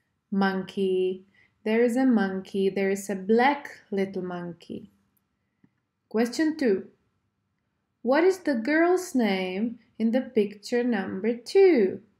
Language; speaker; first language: English; non-native, fluent; Czech